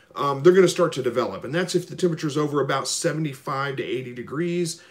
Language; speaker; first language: English; native; English